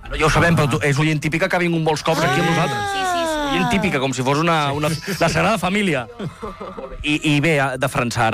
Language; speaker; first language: Catalan; native; Catalan